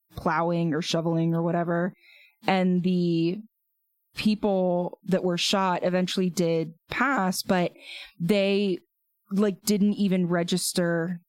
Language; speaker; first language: English; native; English